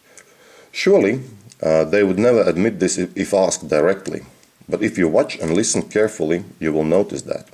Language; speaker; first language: English; non-native, fluent; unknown